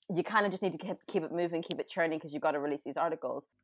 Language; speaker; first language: English; native; English